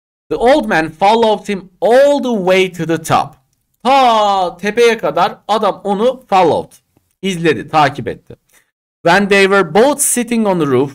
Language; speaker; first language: English; non-native, fluent; Turkish